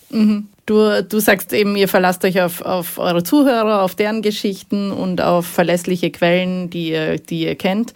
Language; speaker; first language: German; native; German